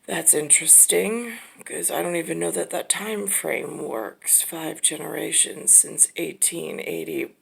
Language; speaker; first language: English; native; English